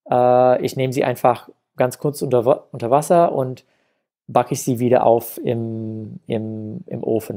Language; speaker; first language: German; non-native, fluent; English